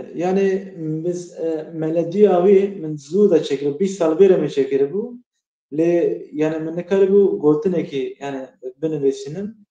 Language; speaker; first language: Kurdish; native; Kurdish